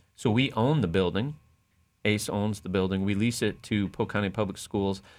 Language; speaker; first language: English; native; English